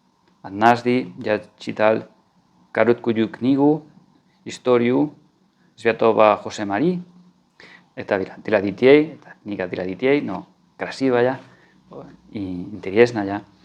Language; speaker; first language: Russian; non-native, fluent; Spanish